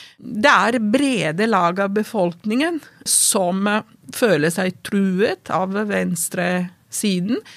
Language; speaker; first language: Norwegian; non-native, fluent; Italian